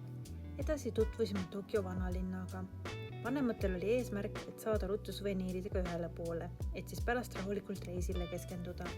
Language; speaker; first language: Estonian; native; Estonian